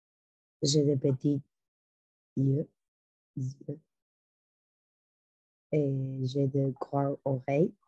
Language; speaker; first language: French; non-native, learner; Spanish